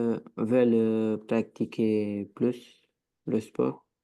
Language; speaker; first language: French; non-native, learner; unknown